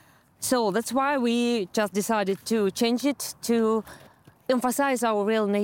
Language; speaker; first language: English; non-native, fluent; Russian